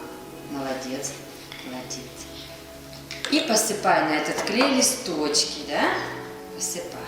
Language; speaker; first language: Russian; native; Russian